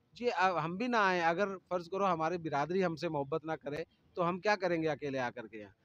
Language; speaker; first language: Urdu; non-native, local second language; Sindhi